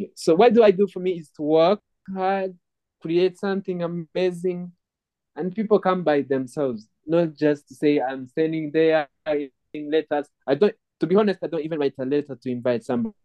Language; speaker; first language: English; non-native, local second language; Kinyarwanda